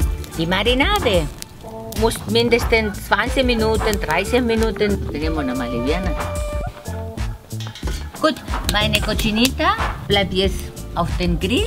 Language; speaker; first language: German; non-native, fluent; Spanish